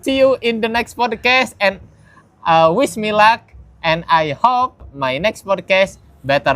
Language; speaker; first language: English; non-native, learner; Indonesian